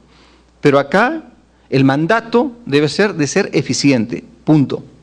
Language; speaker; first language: Spanish; native; Spanish